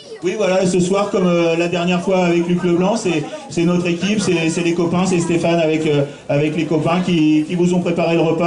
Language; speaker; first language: French; native; French